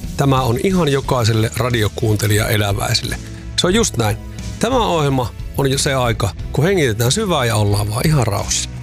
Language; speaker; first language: Finnish; native; Finnish